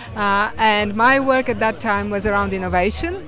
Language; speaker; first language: English; non-native, fluent; Bulgarian